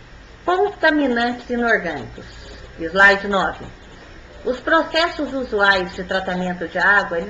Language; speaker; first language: Portuguese; native; Portuguese